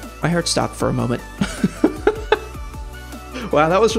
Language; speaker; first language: English; native; English